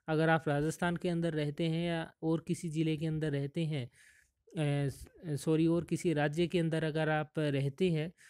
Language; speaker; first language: Hindi; native; Hindi